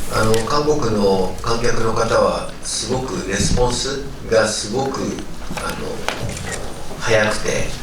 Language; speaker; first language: Japanese; native; Japanese